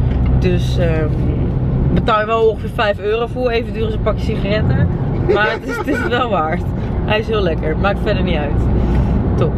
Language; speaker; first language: Dutch; native; Dutch